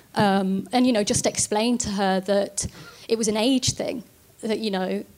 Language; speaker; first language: English; native; English